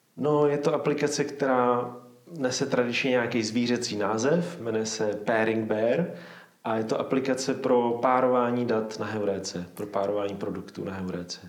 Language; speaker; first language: Czech; native; Czech